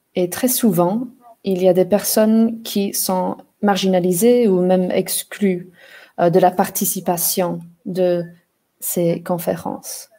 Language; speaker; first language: French; non-native, fluent; English